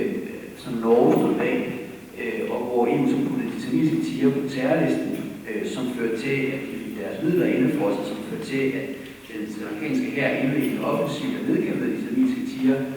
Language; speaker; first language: Danish; native; Danish